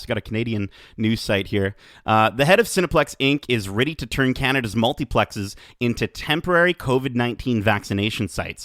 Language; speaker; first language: English; native; English